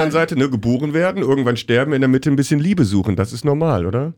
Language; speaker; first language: German; native; German